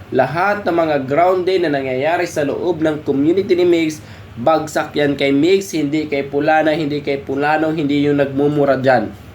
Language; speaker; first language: Filipino; non-native, local second language; Cebuano